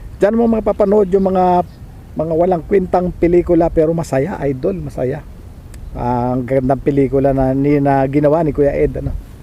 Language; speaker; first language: Filipino; native; Filipino